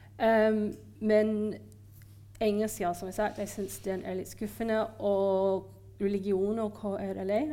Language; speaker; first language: Norwegian; non-native, fluent; English